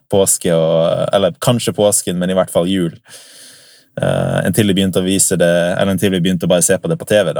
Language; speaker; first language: Norwegian; early bilingual, other home language; English